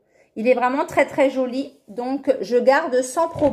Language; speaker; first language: French; native; French